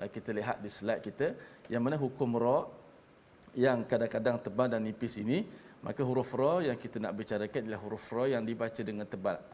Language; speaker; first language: Malay; native; Malay